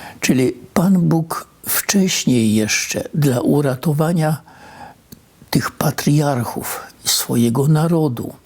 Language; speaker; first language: Polish; native; Polish